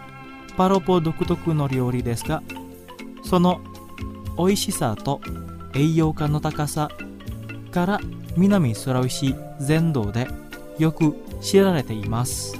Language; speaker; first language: Japanese; non-native, fluent; Indonesian